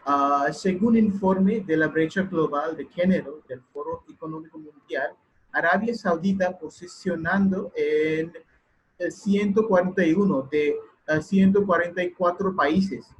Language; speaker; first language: Spanish; non-native, learner; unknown